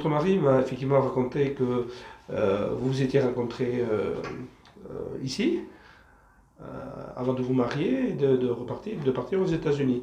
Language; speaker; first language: French; native; French